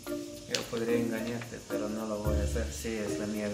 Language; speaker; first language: Spanish; non-native, fluent; Lithuanian